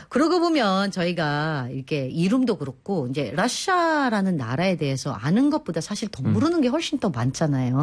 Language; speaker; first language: Korean; non-native, fluent; Filipino